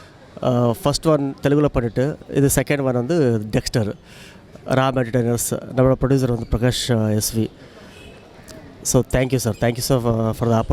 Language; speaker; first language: Tamil; non-native, learner; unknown